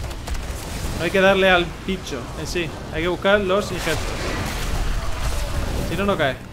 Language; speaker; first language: Spanish; native; Spanish